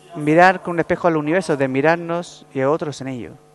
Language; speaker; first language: Spanish; non-native, fluent; English